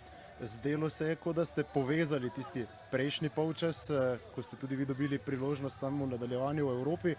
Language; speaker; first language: Slovenian; native; Slovenian